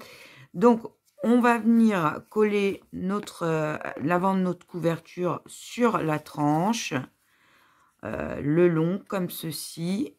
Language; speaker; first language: French; native; French